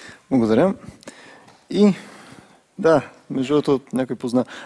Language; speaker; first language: Bulgarian; native; Bulgarian